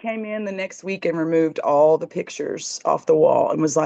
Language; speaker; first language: English; native; English